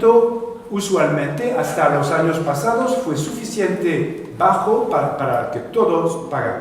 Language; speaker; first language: Spanish; non-native, fluent; French